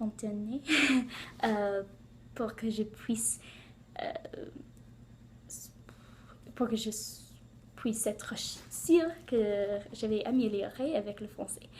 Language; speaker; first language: French; non-native, learner; English